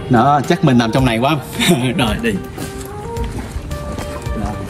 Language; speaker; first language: Vietnamese; native; Vietnamese